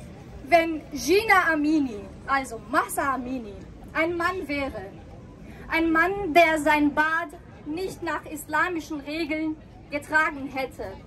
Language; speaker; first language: German; non-native, fluent; Persian